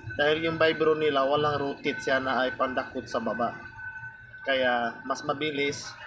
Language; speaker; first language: Filipino; non-native, local second language; Cebuano